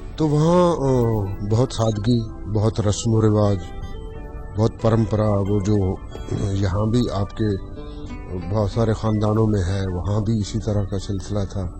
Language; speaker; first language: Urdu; non-native, local second language; Saraiki